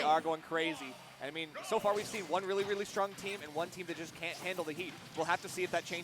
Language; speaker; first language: English; native; English